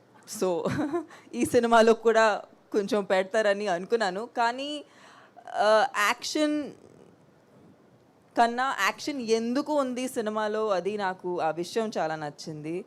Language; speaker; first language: Telugu; non-native, local second language; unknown